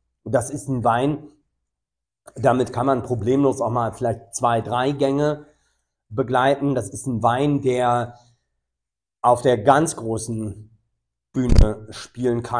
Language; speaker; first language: German; native; German